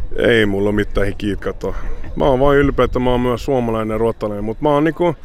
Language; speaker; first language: Finnish; early bilingual, heritage; Swedish